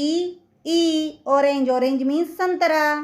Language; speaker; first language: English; non-native, local second language; Hindi